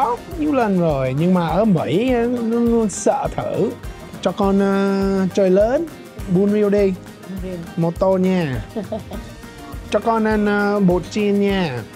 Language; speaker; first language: Vietnamese; non-native, learner; English